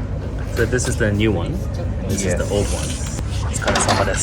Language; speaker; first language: English; native; English